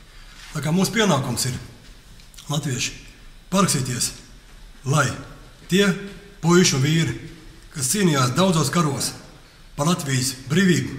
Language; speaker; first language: Latvian; native; Latvian